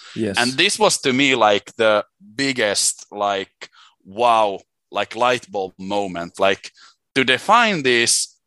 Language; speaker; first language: English; non-native, fluent; Swedish